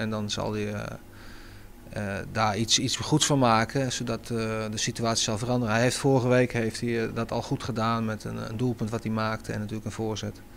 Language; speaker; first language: Dutch; native; Dutch